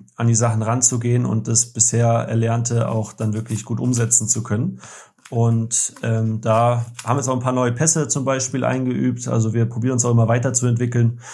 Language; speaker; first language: German; native; German